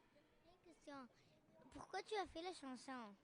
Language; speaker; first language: French; non-native, fluent; Arabic